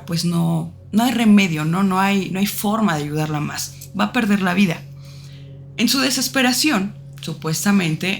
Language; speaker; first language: Spanish; native; Spanish